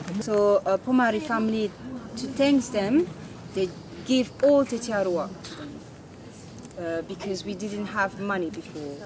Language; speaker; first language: English; non-native, learner; French